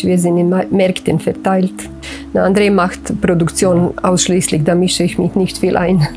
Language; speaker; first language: German; non-native, fluent; Croatian